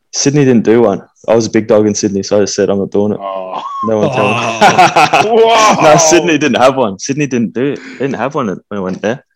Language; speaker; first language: English; native; English